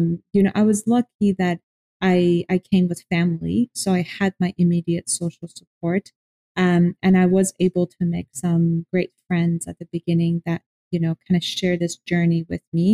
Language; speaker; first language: English; non-native, fluent; Persian